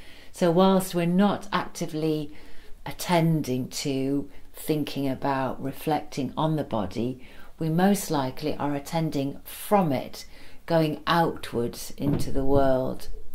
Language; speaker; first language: English; native; English